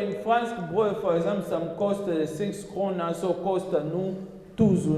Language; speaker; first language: Danish; non-native, fluent; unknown